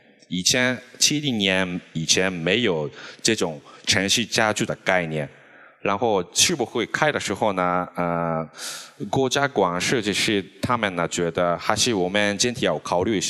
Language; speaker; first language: Chinese; non-native, fluent; Japanese